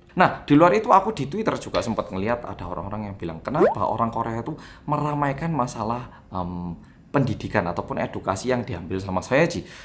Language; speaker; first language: Indonesian; non-native, fluent; Korean